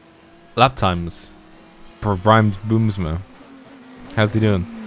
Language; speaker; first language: English; native; English